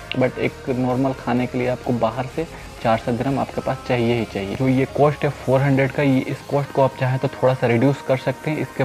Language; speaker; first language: Hindi; native; Hindi